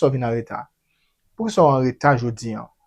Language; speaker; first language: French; non-native, learner; Haitian Creole